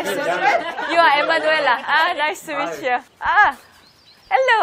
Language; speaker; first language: English; non-native, learner; Korean